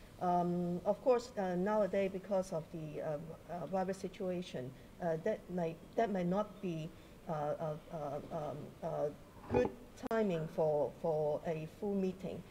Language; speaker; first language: English; non-native, local second language; Cantonese